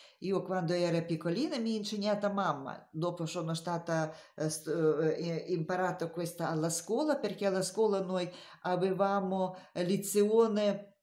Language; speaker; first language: Italian; non-native, learner; Romanian